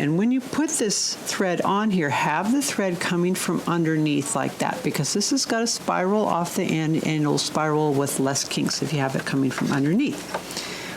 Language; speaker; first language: English; native; English